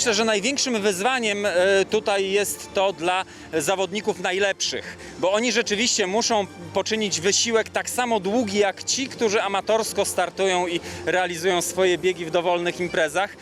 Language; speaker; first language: Polish; native; Polish